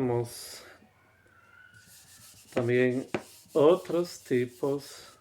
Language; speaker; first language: Spanish; non-native, fluent; Portuguese